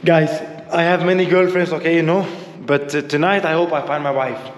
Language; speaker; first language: English; non-native, fluent; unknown